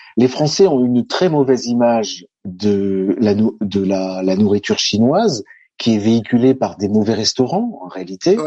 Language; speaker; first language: French; native; French